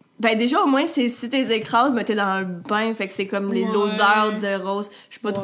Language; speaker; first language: French; native; French